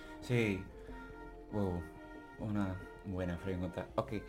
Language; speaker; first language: Spanish; non-native, learner; English